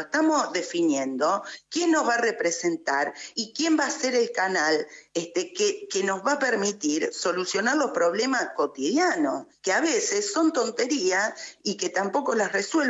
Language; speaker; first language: Spanish; native; Spanish